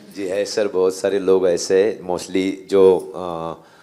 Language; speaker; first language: Hindi; non-native, local second language; Marathi